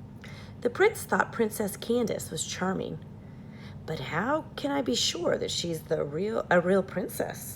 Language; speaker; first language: English; native; English